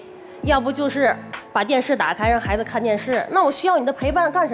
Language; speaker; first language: Chinese; native; Chinese